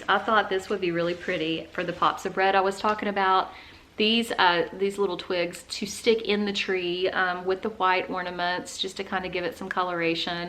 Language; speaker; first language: English; native; English